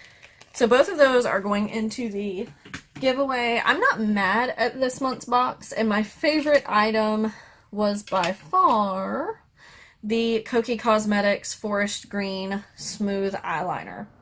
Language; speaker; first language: English; native; English